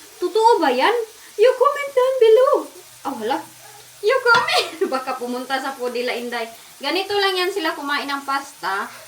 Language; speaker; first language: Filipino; non-native, local second language; Cebuano